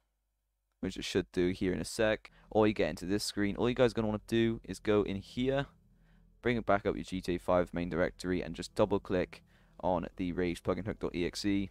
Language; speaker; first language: English; native; English